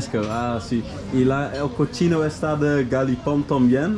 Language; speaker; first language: Spanish; non-native, learner; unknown